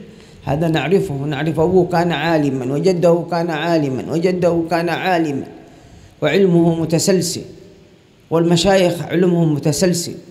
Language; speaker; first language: Arabic; native; Arabic